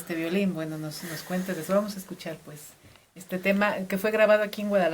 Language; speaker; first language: Spanish; native; Spanish